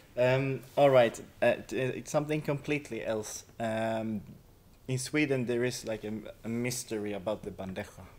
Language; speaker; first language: English; non-native, fluent; Swedish